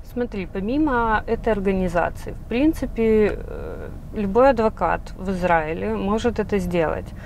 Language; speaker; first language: Russian; native; Russian